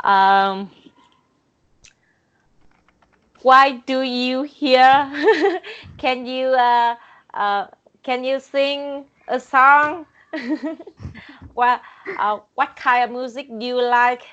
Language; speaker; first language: English; non-native, learner; Vietnamese